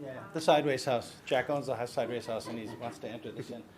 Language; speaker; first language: English; native; English